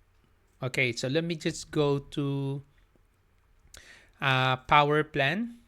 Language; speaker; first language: English; non-native, local second language; Filipino